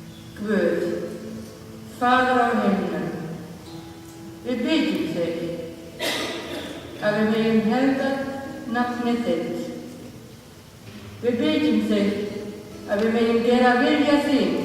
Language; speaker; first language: Icelandic; non-native, learner; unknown